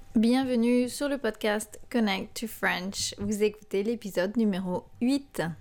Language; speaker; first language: French; native; French